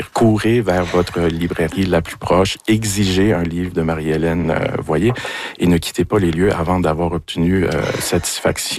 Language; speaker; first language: French; native; French